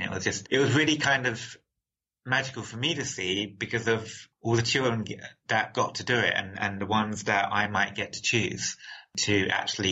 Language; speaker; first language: English; native; English